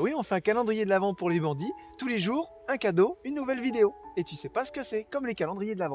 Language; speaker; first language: French; native; French